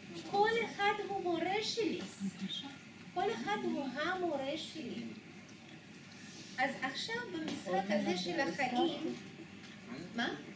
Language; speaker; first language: Hebrew; non-native, fluent; Russian